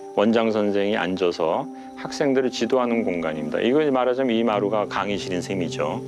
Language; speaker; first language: Korean; native; Korean